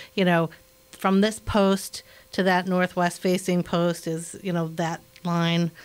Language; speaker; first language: English; native; English